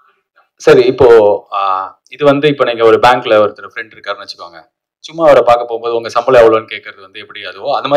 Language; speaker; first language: Tamil; native; Tamil